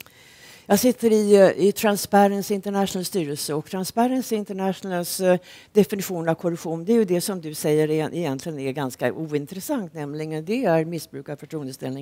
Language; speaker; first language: Swedish; native; Swedish